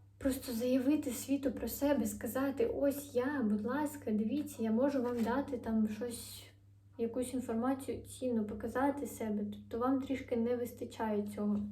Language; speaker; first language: Ukrainian; non-native, local second language; Russian